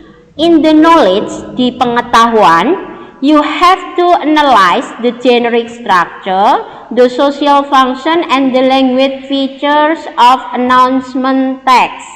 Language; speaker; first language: English; non-native, learner; Indonesian